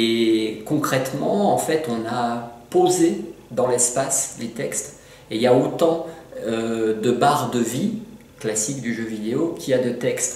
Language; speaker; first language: French; native; French